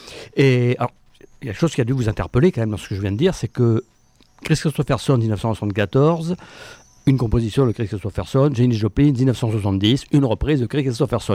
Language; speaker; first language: French; native; French